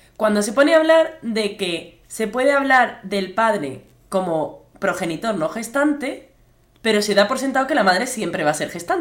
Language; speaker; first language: Spanish; native; Spanish